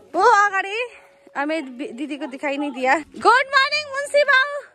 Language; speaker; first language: Hindi; non-native, local second language; Nepali